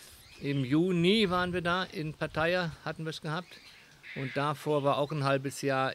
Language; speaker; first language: German; native; German